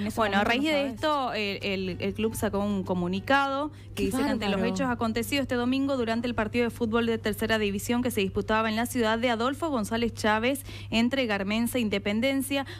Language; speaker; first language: Spanish; native; Spanish